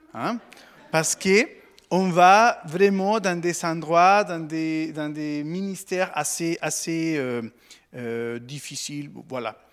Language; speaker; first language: French; non-native, fluent; Spanish